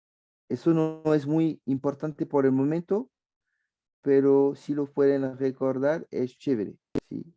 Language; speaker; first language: Spanish; non-native, fluent; French